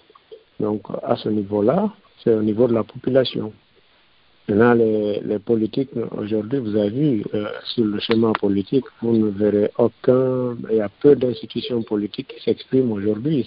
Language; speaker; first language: French; non-native, local second language; Fula